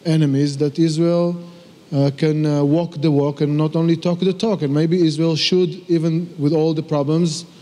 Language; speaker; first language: English; non-native, fluent; Hebrew